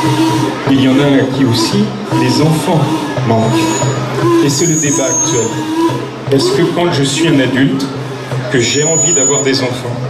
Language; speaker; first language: French; native; French